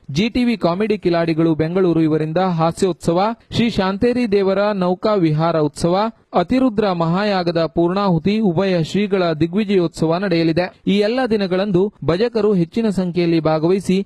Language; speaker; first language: Kannada; native; Kannada